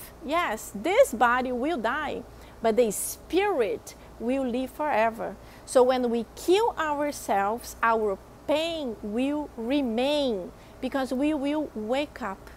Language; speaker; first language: English; non-native, fluent; Portuguese